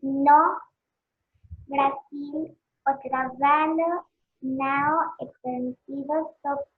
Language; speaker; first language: Portuguese; non-native, learner; Spanish